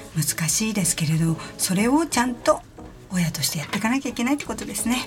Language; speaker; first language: Japanese; native; Japanese